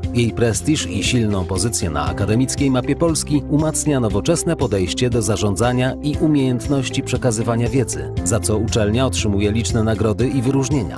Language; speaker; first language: Polish; native; Polish